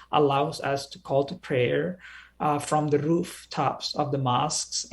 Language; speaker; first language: English; early bilingual, other home language; Somali